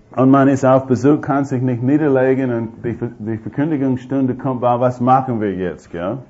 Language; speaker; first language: German; non-native, fluent; English